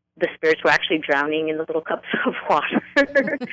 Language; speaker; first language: English; native; English